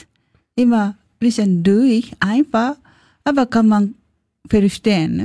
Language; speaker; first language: German; non-native, learner; Japanese